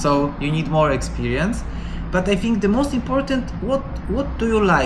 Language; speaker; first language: English; non-native, learner; Polish